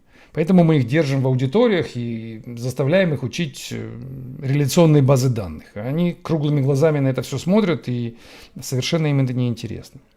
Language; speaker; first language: Russian; native; Russian